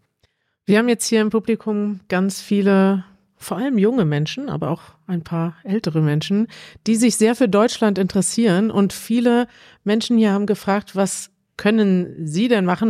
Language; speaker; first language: German; native; German